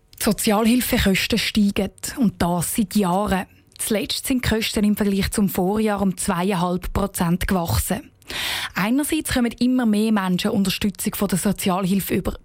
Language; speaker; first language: German; native; German